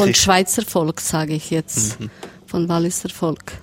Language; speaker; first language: German; non-native, learner; Serbian